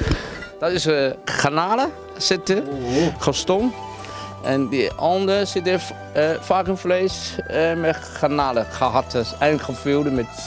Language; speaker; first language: Dutch; non-native, learner; Cantonese